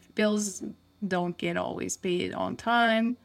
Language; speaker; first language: English; non-native, fluent; Turkish